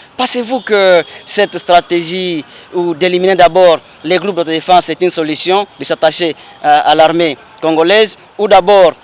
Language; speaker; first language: French; non-native, local second language; Swahili